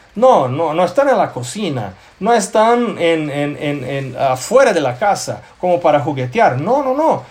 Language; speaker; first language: Spanish; non-native, fluent; Portuguese